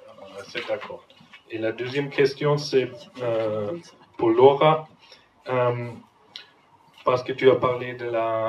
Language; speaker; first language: French; non-native, fluent; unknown